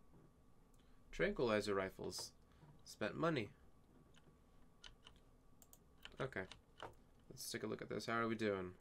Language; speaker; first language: English; native; English